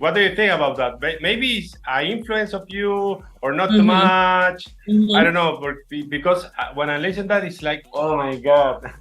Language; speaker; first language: English; non-native, learner; Spanish